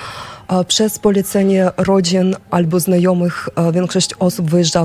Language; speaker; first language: Polish; non-native, fluent; Ukrainian